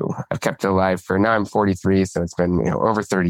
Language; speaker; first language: English; native; English